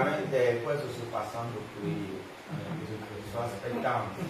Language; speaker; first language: Italian; non-native, fluent; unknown